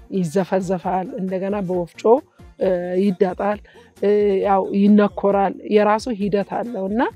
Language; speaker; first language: Amharic; non-native, local second language; Wolaytta